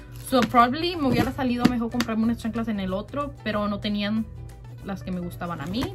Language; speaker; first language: Spanish; early bilingual, heritage; Spanish